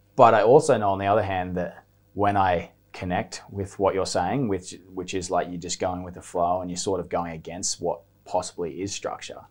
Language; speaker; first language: English; native; English